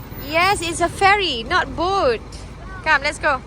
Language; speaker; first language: English; non-native, local second language; Malay